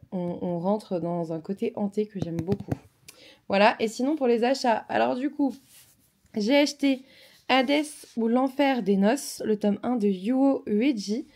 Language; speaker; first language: French; native; French